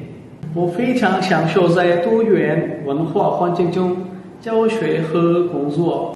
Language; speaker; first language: Chinese; non-native, fluent; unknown